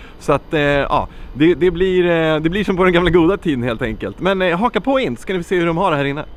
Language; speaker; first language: Swedish; native; Swedish